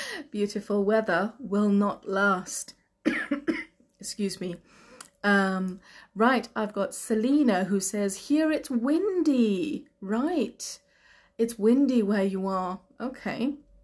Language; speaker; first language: English; native; English